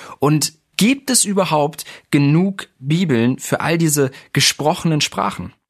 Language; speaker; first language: German; native; German